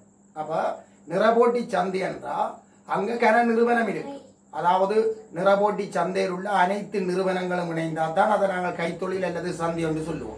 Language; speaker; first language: Tamil; native; Tamil